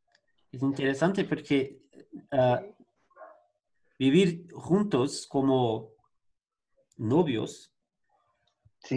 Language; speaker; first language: Spanish; non-native, learner; Portuguese